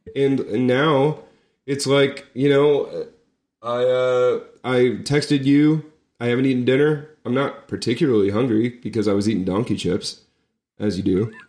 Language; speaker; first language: English; native; English